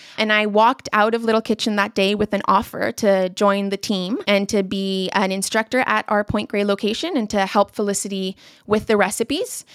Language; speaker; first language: English; non-native, local second language; Spanish